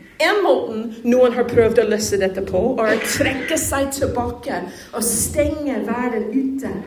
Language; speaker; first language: Norwegian; non-native, fluent; English